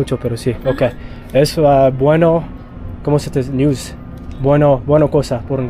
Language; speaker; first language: Spanish; non-native, learner; English